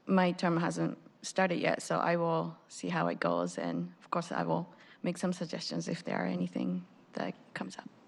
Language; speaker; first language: English; non-native, fluent; Japanese